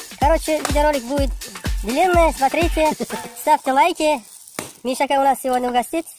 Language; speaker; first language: Russian; non-native, local second language; Uzbek